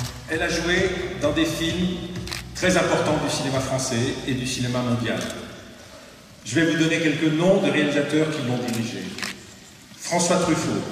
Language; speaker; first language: French; native; French